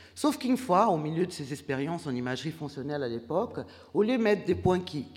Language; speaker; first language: French; non-native, fluent; Portuguese